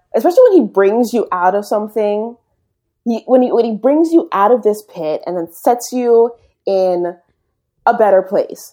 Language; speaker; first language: English; native; English